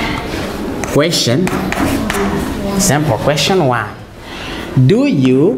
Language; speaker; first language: English; non-native, learner; Portuguese